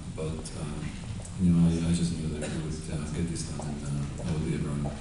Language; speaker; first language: English; non-native, fluent; Slovak